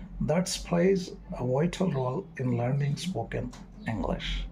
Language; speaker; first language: English; non-native, local second language; Telugu